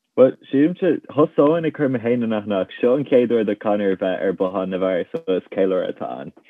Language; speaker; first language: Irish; non-native, local second language; English